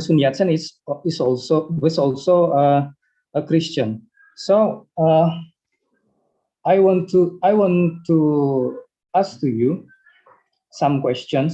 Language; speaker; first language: English; non-native, learner; Indonesian